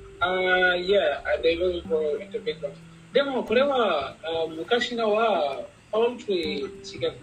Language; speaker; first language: Japanese; non-native, learner; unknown